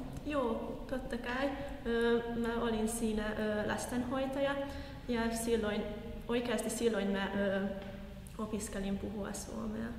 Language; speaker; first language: Finnish; non-native, fluent; Hungarian